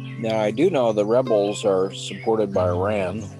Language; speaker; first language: English; native; English